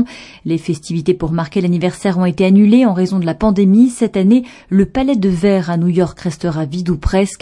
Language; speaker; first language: French; native; French